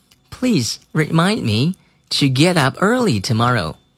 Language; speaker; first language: English; non-native, fluent; Chinese